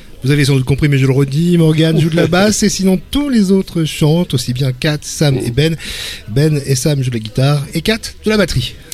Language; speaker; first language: French; native; French